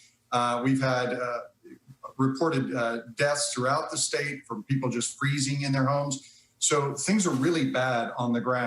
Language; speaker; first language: English; native; English